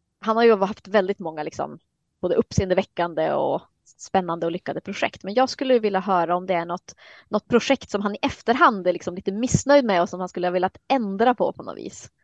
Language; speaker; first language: Swedish; native; Swedish